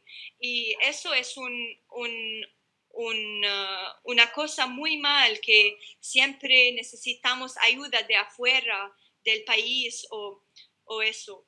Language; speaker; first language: Spanish; non-native, learner; Arabic